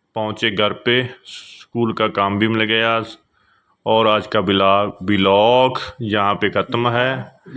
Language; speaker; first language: Hindi; non-native, local second language; Punjabi